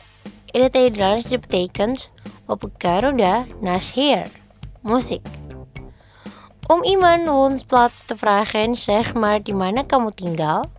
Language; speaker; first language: Dutch; non-native, learner; Indonesian